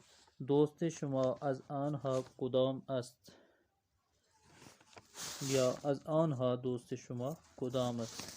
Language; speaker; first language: Persian; non-native, fluent; Urdu